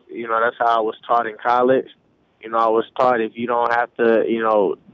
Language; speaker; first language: English; native; English